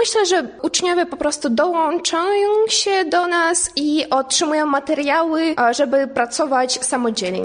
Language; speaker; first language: Polish; non-native, learner; Ukrainian